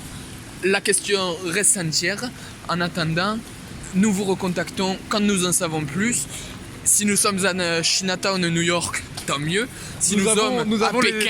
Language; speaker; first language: French; native; French